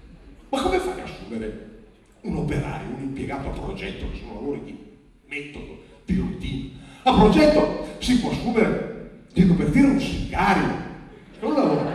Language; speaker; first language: Italian; native; Italian